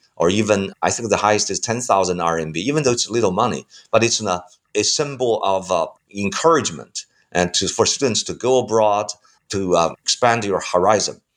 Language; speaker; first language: English; non-native, fluent; Chinese